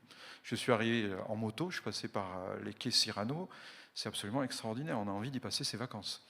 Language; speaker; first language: French; native; French